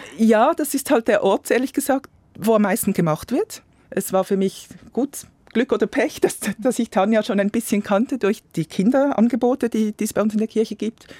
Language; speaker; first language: German; native; German